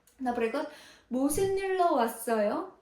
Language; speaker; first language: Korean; non-native, fluent; Ukrainian